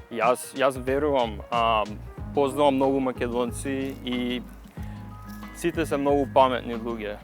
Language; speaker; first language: Macedonian; early bilingual, heritage; Macedonian